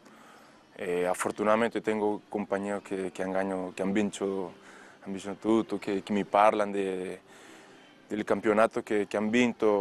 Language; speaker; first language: Italian; non-native, learner; Spanish